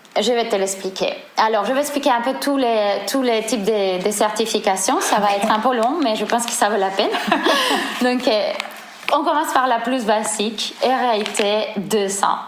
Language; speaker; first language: French; non-native, fluent; Spanish